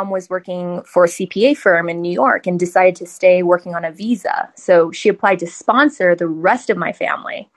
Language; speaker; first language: English; early bilingual, other home language; Chinese